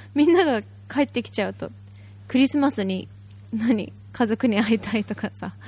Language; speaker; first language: Japanese; native; Japanese